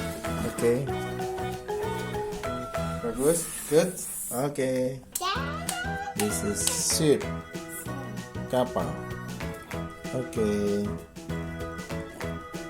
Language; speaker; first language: English; non-native, learner; Indonesian